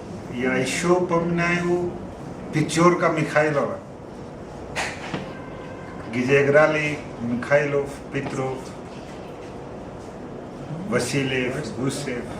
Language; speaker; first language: Russian; non-native, learner; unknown